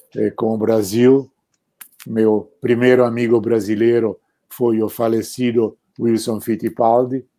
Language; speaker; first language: Portuguese; non-native, fluent; Italian